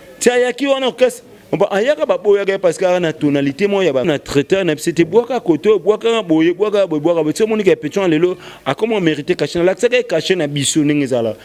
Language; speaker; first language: Lingala; native; Lingala